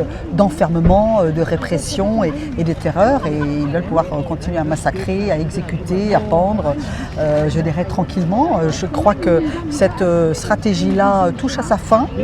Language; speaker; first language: French; native; French